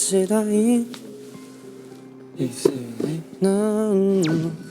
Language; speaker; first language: Japanese; native; Japanese